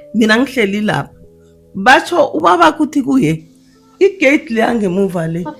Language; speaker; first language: Zulu; non-native, local second language; South Ndebele